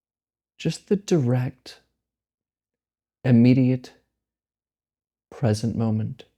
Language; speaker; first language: English; native; English